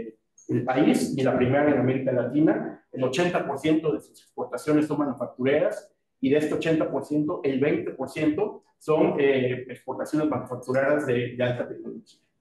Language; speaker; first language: Spanish; native; Spanish